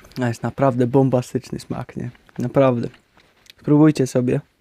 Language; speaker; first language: Polish; native; Polish